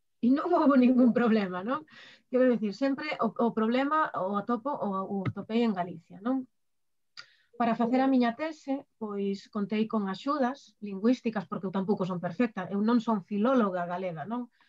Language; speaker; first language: Galician; non-native, local second language; Spanish